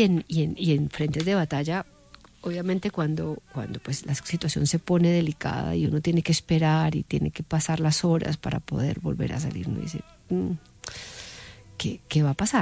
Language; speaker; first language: Spanish; native; Spanish